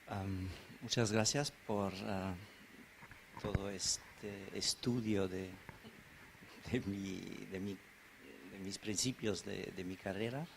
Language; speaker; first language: Spanish; non-native, fluent; German